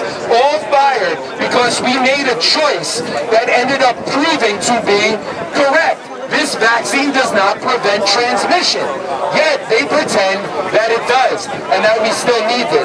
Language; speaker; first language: English; native; English